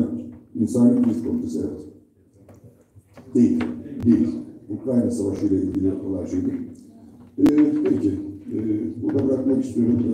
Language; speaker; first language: Turkish; native; Turkish